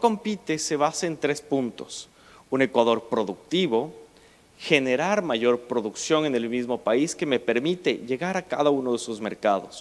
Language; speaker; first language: Spanish; native; Spanish